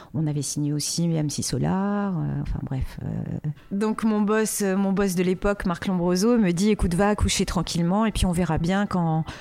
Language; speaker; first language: French; native; French